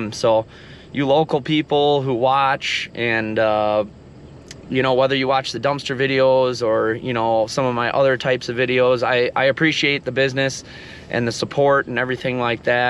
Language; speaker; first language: English; native; English